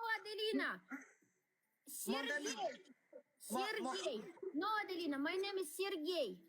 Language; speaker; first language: English; non-native, learner; Russian